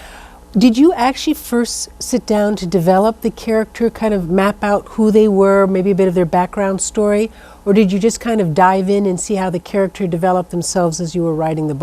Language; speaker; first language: English; native; English